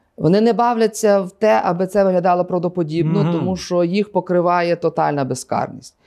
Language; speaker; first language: Ukrainian; native; Ukrainian